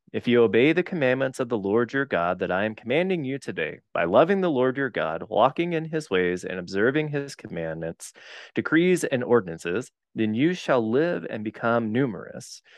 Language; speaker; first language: English; native; English